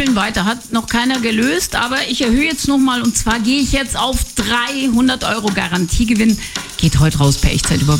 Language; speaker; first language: German; native; German